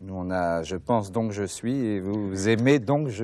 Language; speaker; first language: French; native; French